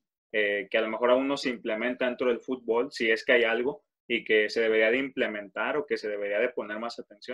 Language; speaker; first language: Spanish; native; Spanish